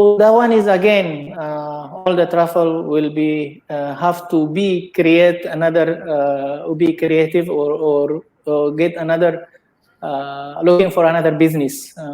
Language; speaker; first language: English; non-native, learner; Indonesian